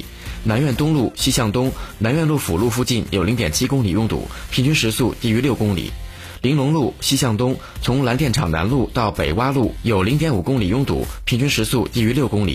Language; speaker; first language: Chinese; native; Chinese